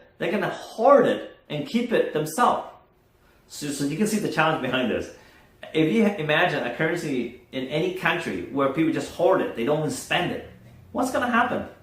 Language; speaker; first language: English; non-native, fluent; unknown